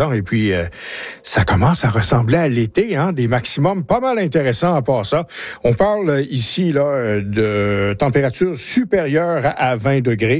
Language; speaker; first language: French; native; French